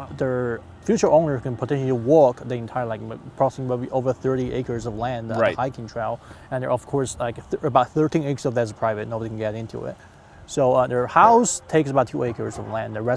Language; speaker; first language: English; non-native, fluent; Chinese